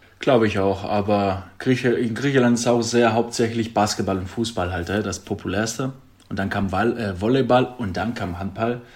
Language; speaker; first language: German; non-native, fluent; Greek